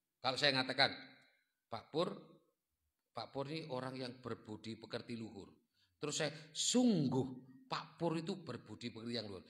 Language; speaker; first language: Indonesian; non-native, local second language; Javanese